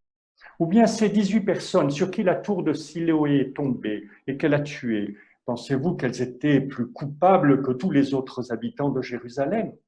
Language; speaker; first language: French; native; French